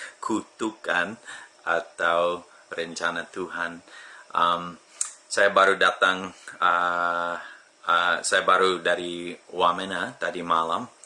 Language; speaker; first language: Indonesian; non-native, fluent; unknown